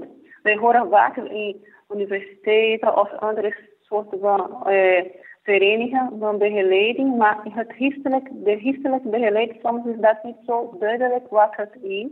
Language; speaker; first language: Dutch; non-native, fluent; Portuguese